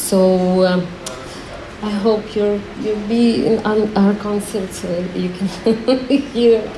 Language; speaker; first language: English; non-native, learner; Macedonian